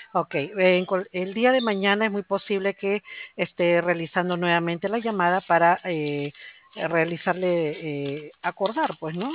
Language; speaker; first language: Spanish; native; Spanish